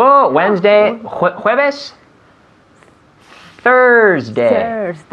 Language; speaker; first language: English; non-native, fluent; Spanish